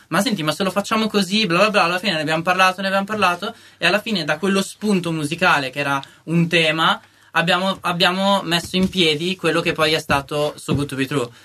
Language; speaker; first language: Italian; native; Italian